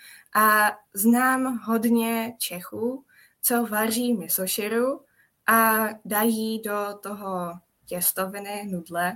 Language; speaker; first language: Czech; non-native, fluent; Japanese